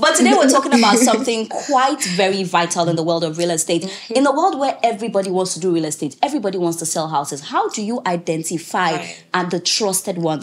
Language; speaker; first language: English; native; English